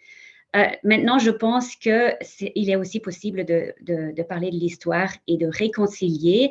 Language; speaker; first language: French; non-native, fluent; German